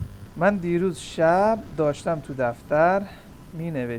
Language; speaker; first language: Persian; non-native, fluent; Urdu